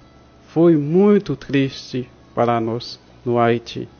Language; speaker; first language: Portuguese; non-native, fluent; Haitian Creole